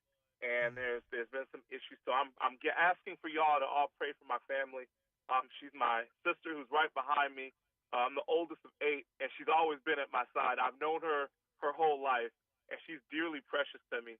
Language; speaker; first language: English; native; English